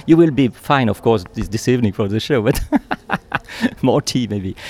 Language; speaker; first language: English; non-native, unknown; French